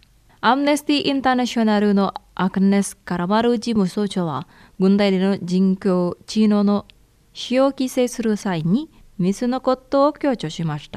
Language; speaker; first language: Japanese; non-native, fluent; Indonesian